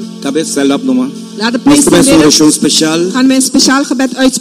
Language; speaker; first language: Dutch; non-native, local second language; Papiamento